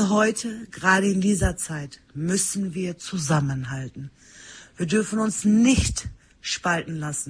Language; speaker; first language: German; early bilingual, other home language; Turkish